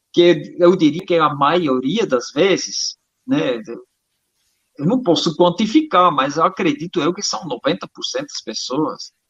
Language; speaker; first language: Portuguese; non-native, fluent; German